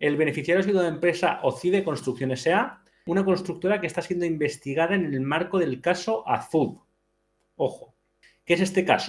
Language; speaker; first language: Spanish; native; Spanish